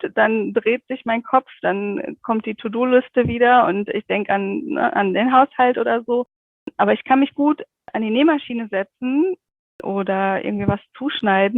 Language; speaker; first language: German; native; German